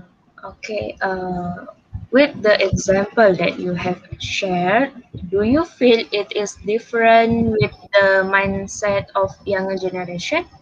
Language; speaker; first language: English; non-native, local second language; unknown